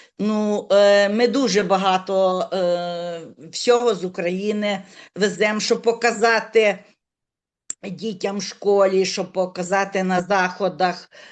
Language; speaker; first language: Ukrainian; native; Ukrainian